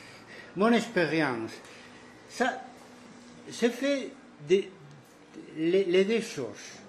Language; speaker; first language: French; non-native, fluent; Spanish